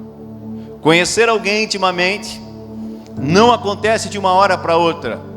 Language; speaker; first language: Portuguese; native; Portuguese